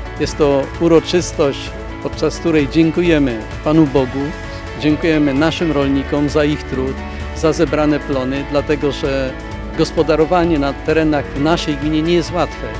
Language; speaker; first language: Polish; native; Polish